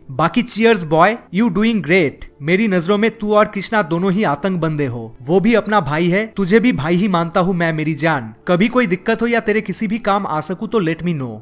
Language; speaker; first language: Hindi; non-native, local second language; Bangla